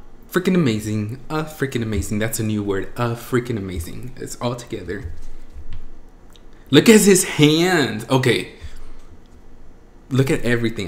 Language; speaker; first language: English; native; English